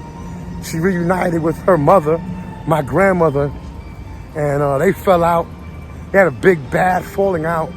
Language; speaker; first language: English; native; English